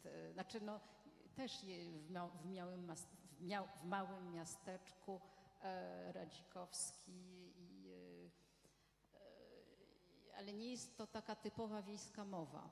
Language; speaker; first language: Polish; non-native, fluent; French